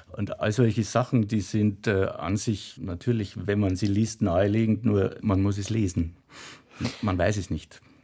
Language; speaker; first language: German; native; German